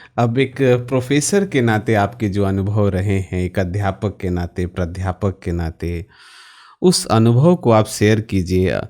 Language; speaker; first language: Hindi; non-native, local second language; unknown